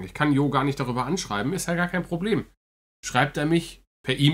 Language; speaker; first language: German; native; German